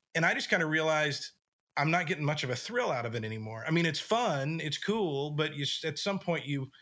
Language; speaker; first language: English; native; English